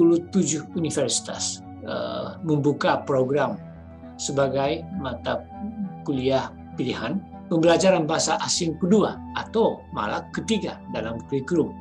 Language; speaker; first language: Indonesian; non-native, fluent; Japanese